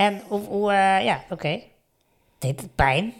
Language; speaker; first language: Dutch; native; Dutch